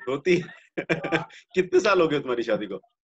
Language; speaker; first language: Hindi; native; Hindi